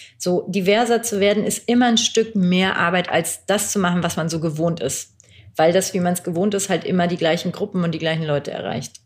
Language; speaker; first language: German; early bilingual, other home language; Turkish